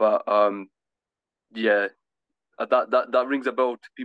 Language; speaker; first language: English; native; English